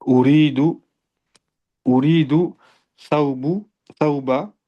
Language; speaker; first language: Arabic; non-native, learner; French